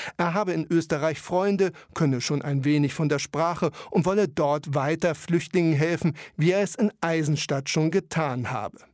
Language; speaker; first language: German; native; German